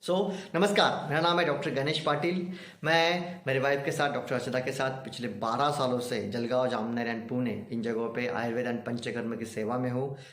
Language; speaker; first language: Hindi; non-native, local second language; Marathi